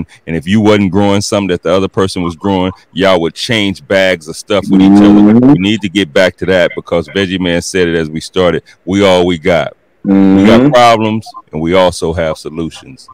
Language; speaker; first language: English; native; English